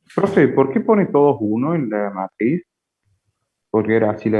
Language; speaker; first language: Spanish; native; Spanish